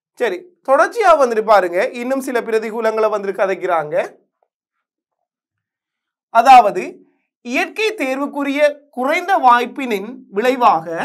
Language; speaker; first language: Tamil; native; Tamil